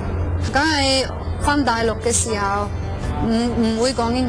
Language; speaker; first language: Cantonese; non-native, fluent; Norwegian